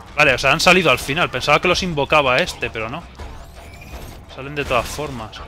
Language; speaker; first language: Spanish; native; Spanish